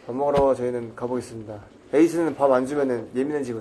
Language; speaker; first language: Korean; native; Korean